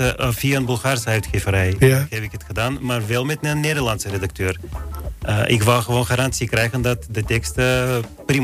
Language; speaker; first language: Dutch; non-native, fluent; Bulgarian